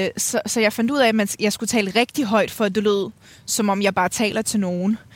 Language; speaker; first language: Danish; early bilingual, other home language; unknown